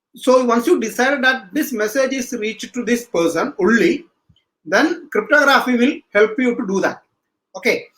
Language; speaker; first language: English; non-native, local second language; Malayalam